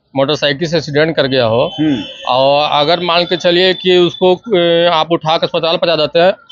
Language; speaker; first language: Hindi; native; Hindi